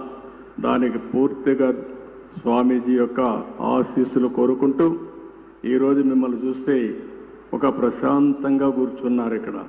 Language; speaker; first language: Telugu; native; Telugu